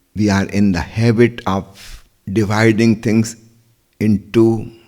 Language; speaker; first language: English; non-native, local second language; Hindi